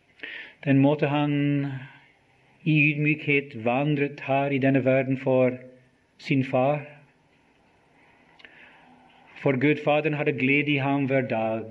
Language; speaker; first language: Norwegian; non-native, fluent; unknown